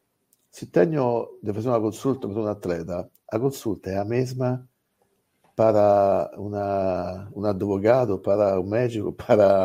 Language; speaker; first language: Portuguese; non-native, learner; Italian